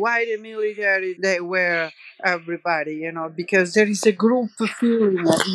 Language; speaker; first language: English; non-native, fluent; Italian